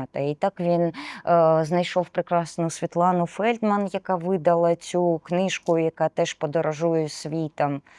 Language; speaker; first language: Ukrainian; non-native, local second language; Russian